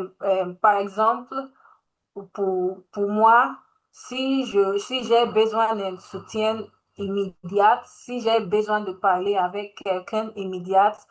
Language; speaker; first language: French; non-native, learner; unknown